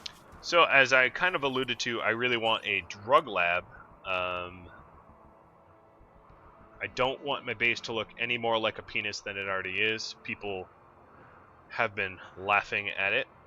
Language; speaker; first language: English; native; English